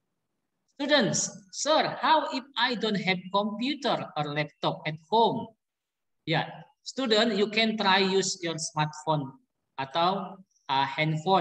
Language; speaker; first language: English; non-native, learner; Indonesian